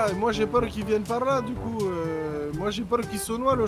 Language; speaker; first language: French; native; French